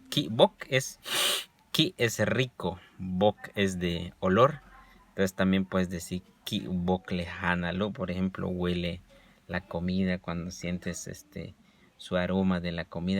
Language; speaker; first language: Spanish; non-native, local second language; Yucateco